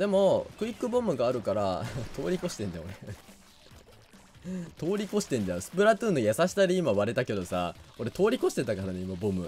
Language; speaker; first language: Japanese; native; Japanese